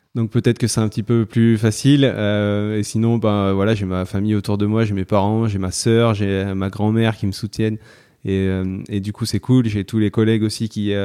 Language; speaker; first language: French; native; French